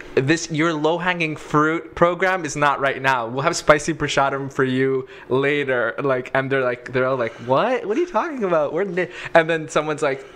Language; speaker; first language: English; native; English